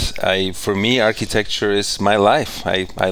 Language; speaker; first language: English; non-native, fluent; Spanish